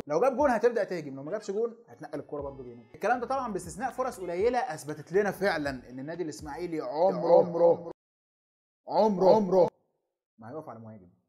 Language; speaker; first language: Arabic; native; Arabic